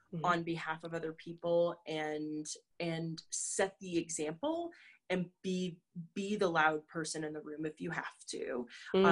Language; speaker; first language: English; native; English